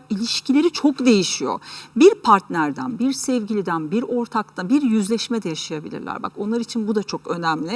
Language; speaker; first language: Turkish; native; Turkish